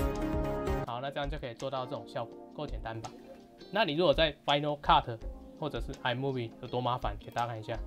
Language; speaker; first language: Chinese; native; Chinese